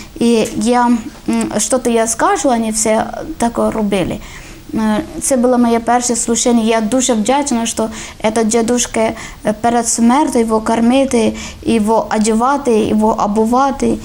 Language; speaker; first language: Ukrainian; non-native, learner; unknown